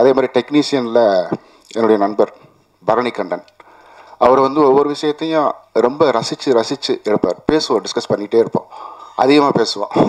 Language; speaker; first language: Tamil; native; Tamil